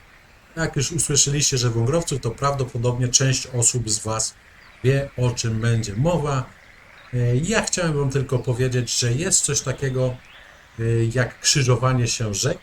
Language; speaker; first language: Polish; native; Polish